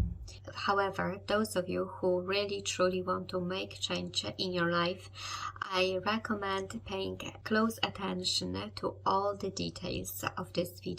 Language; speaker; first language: English; non-native, fluent; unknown